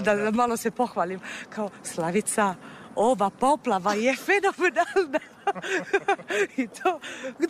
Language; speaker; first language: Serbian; non-native, fluent; Italian